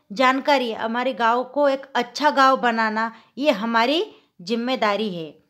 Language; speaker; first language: Hindi; non-native, local second language; Marathi